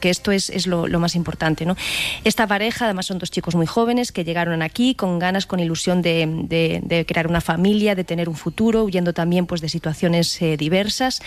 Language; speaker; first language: Spanish; native; Spanish